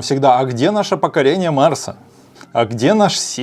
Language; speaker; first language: Russian; native; Russian